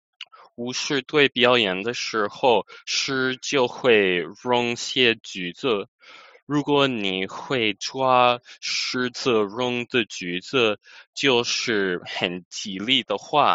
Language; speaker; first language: Chinese; non-native, fluent; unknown